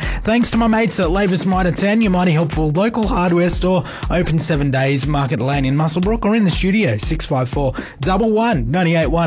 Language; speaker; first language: English; native; English